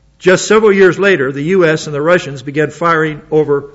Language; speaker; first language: English; native; English